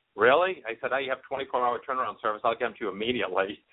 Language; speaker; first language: English; native; English